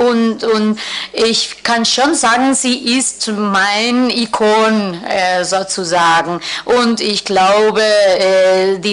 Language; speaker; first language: German; non-native, fluent; Spanish